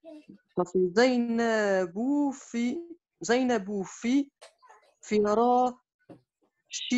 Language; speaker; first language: Arabic; non-native, learner; French